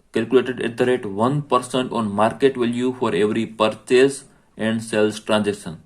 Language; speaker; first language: English; non-native, local second language; Gujarati